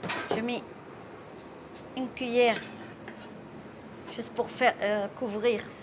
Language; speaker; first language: French; non-native, fluent; Arabic